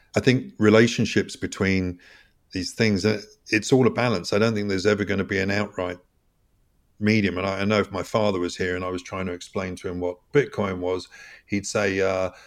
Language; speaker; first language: English; native; English